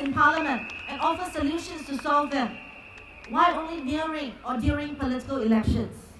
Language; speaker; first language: English; non-native, local second language; Chinese